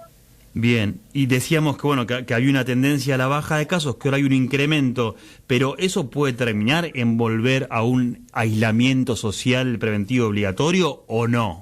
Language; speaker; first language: Spanish; native; Spanish